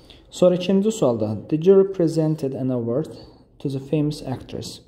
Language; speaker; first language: English; non-native, fluent; Azerbaijani